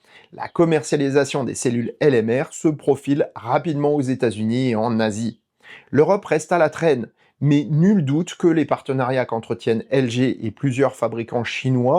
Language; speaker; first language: French; native; French